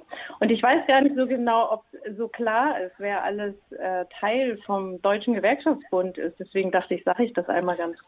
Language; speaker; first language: German; native; German